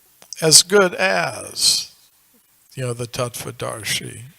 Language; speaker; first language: English; native; English